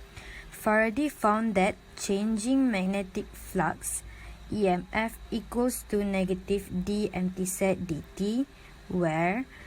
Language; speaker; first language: English; non-native, local second language; Malay